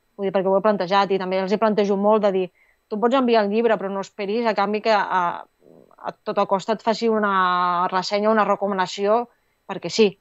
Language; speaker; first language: Catalan; native; Catalan